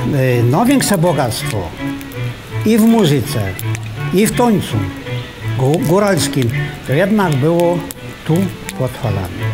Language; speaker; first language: Polish; native; Polish